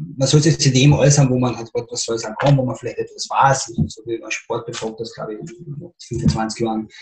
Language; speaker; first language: German; native; German